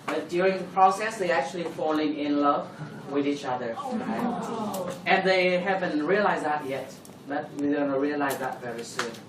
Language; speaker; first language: English; non-native, fluent; Vietnamese